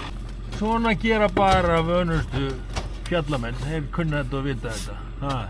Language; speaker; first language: Icelandic; native; Icelandic